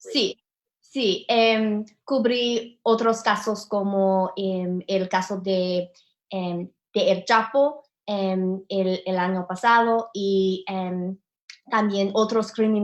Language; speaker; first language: Spanish; non-native, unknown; English